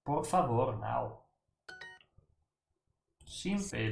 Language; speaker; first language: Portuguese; non-native, learner; Italian